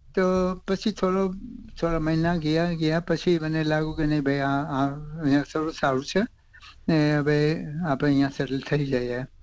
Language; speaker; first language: Gujarati; native; Gujarati